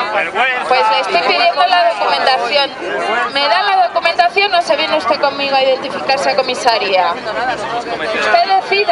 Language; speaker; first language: Spanish; native; Spanish